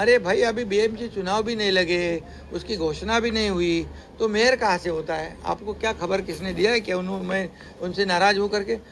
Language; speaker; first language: Hindi; non-native, local second language; Marathi